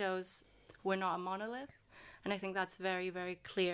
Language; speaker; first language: English; non-native, local second language; Cantonese